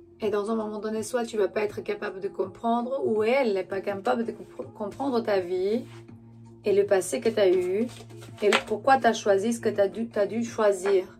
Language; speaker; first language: French; non-native, fluent; Romanian